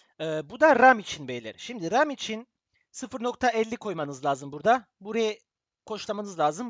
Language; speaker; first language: Turkish; early bilingual, heritage; Turkish